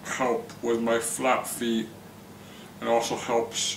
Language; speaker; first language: English; native; English